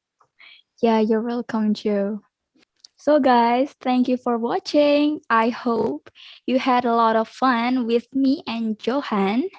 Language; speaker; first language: English; non-native, learner; Indonesian